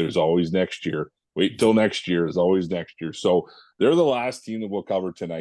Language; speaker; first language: English; native; English